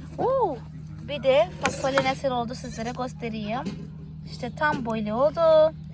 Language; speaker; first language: Turkish; non-native, fluent; Portuguese